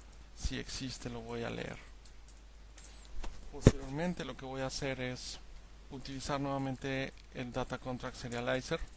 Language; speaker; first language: Spanish; native; Spanish